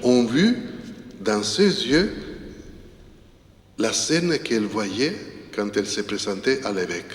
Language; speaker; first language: French; non-native, fluent; Italian